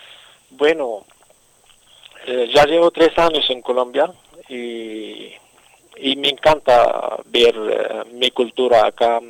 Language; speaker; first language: Spanish; non-native, fluent; Arabic